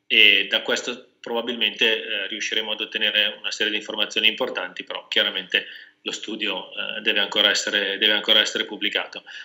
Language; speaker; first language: Italian; native; Italian